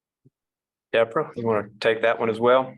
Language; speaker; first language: English; native; English